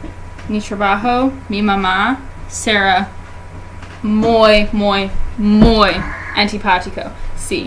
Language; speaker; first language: Spanish; non-native, learner; English